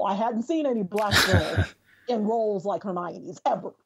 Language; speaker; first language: English; native; English